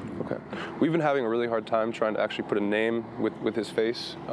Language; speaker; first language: English; native; English